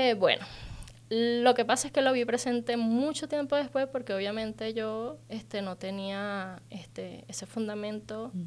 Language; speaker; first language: Spanish; native; Spanish